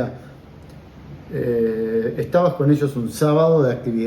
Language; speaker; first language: Spanish; native; Spanish